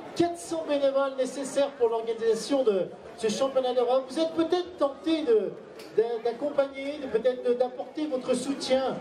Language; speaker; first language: French; native; French